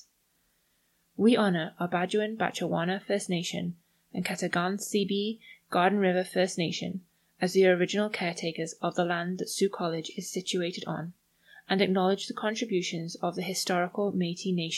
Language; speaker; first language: English; native; English